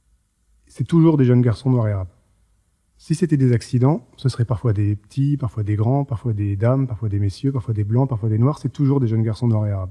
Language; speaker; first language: French; native; French